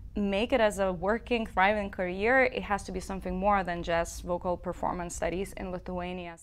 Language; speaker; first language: English; non-native, fluent; Lithuanian